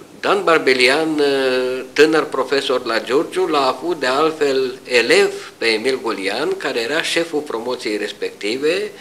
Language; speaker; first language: Romanian; native; Romanian